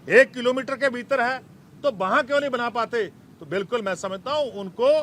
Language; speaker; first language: Hindi; non-native, local second language; Punjabi